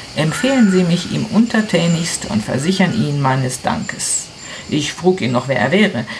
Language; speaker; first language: German; non-native, fluent; Italian